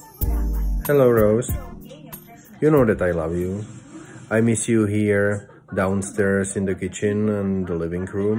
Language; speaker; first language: English; non-native, fluent; Czech